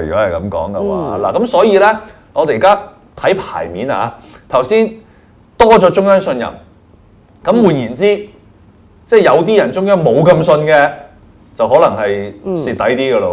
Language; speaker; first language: Cantonese; native; Cantonese